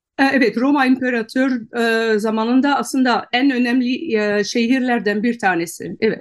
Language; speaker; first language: Turkish; non-native, fluent; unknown